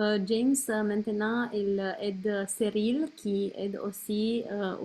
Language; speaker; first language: French; non-native, learner; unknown